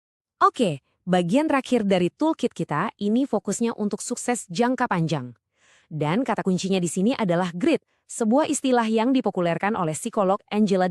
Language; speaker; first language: Indonesian; native; Indonesian